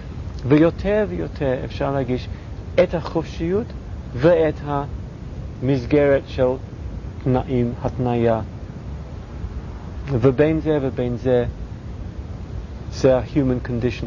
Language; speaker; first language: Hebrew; non-native, fluent; English